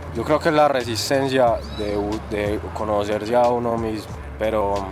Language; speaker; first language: Spanish; native; Spanish